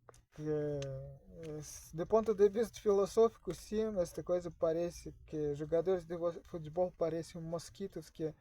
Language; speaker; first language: Portuguese; non-native, learner; Russian